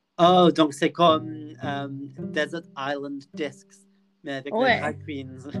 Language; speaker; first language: French; non-native, learner; English